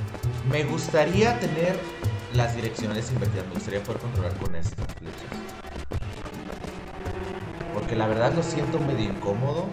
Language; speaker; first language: Spanish; native; Spanish